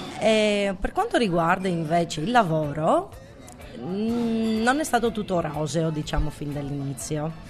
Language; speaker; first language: Italian; non-native, fluent; Greek